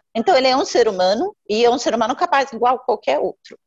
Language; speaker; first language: Portuguese; non-native, fluent; Arabic